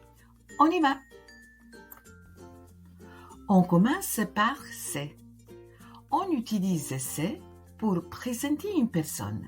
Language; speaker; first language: French; non-native, fluent; Italian